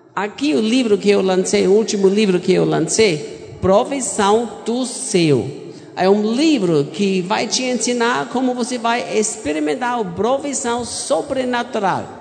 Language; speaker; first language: Portuguese; non-native, learner; German